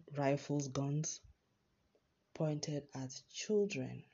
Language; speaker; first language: English; non-native, local second language; Yoruba